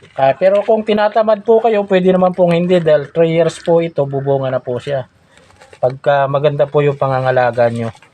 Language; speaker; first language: Filipino; native; Filipino